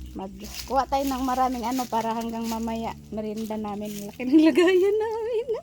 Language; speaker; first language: Filipino; non-native, local second language; Cebuano